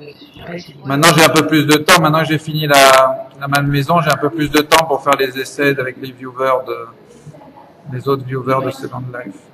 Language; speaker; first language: French; native; French